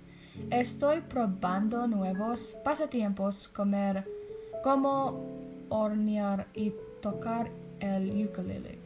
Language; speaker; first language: Spanish; non-native, learner; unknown